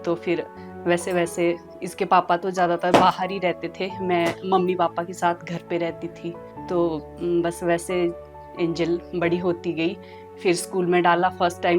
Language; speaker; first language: Hindi; native; Hindi